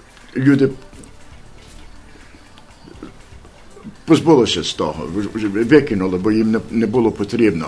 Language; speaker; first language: Ukrainian; early bilingual, heritage; Ukrainian